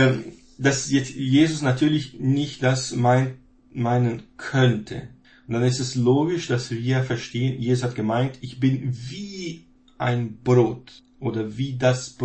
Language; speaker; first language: German; non-native, fluent; Portuguese